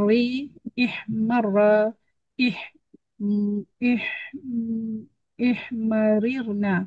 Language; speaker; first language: Arabic; non-native, learner; Malay